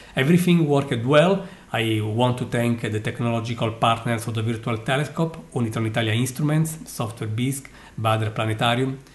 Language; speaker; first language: English; non-native, fluent; Italian